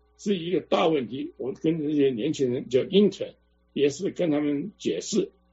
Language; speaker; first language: Chinese; non-native, local second language; Cantonese